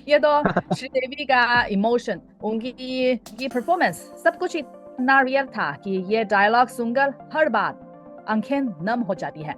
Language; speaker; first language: Hindi; non-native, fluent; Chinese